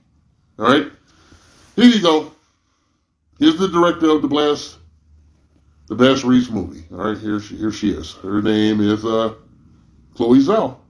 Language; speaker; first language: English; native; English